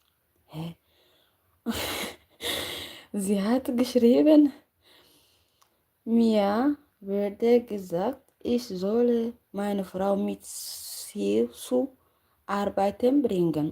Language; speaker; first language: German; non-native, learner; Tigrinya